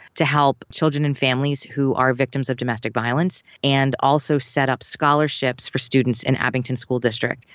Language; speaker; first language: English; native; English